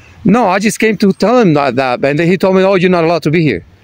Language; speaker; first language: English; non-native, fluent; Spanish